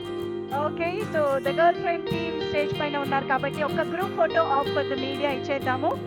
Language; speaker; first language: Telugu; native; Telugu